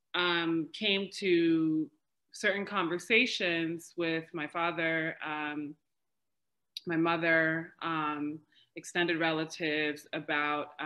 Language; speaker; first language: English; native; English